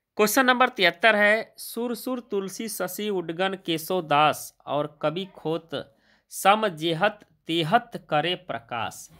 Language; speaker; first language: Hindi; native; Hindi